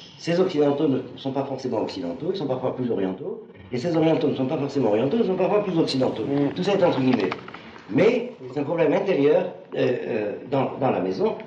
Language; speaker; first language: French; native; French